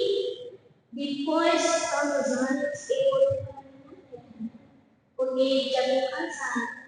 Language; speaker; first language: Portuguese; non-native, fluent; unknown